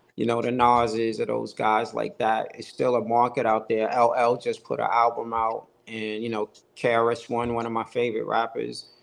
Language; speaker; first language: English; native; English